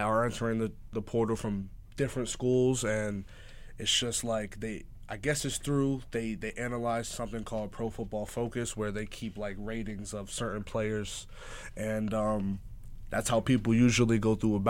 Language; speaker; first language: English; native; English